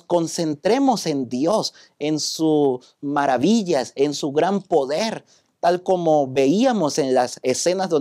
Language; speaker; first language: Spanish; native; Spanish